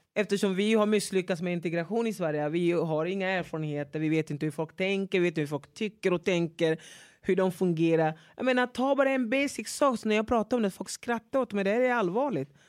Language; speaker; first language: Swedish; non-native, fluent; French